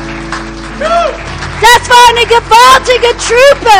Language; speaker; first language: German; non-native, fluent; English